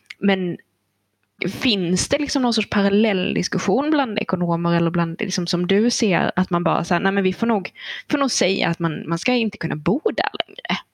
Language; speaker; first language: Swedish; native; Swedish